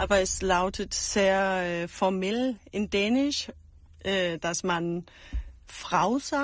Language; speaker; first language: German; non-native, fluent; Danish